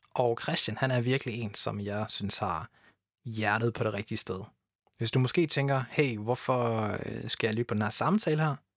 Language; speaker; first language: Danish; early bilingual, other home language; English